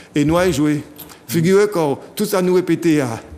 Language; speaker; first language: French; native; French